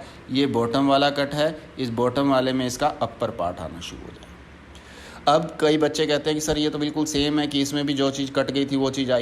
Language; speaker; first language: Hindi; native; Hindi